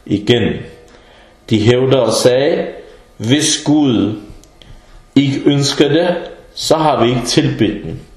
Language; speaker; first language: Danish; early bilingual, other home language; Arabic